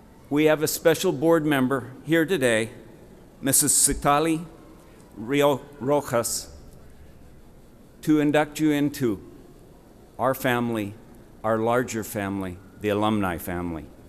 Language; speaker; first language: English; native; English